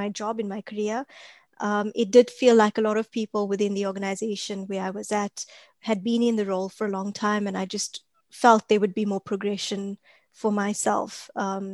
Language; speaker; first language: English; native; English